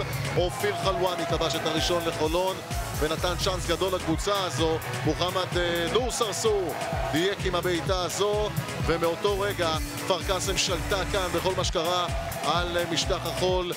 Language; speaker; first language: Hebrew; native; Hebrew